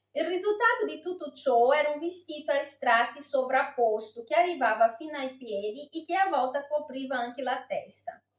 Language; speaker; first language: Italian; non-native, fluent; Portuguese